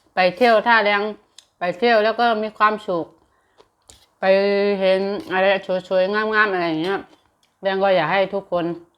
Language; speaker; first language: Thai; non-native, fluent; Shan